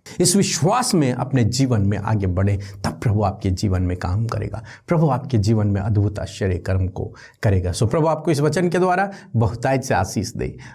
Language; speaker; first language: Hindi; native; Hindi